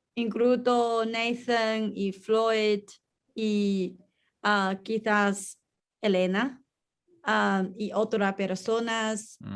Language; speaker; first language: Spanish; non-native, learner; Chinese